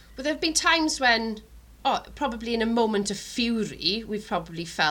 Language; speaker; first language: English; native; English